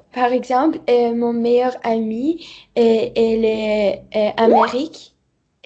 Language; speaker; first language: French; non-native, learner; Persian